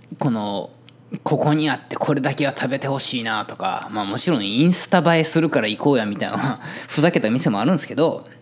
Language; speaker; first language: Japanese; native; Japanese